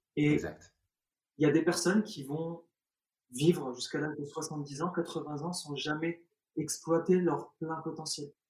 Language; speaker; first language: French; early bilingual, other home language; Arabic